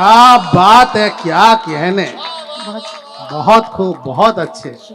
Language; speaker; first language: Hindi; native; Hindi